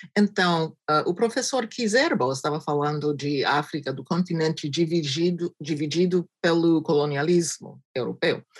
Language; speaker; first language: Portuguese; non-native, fluent; English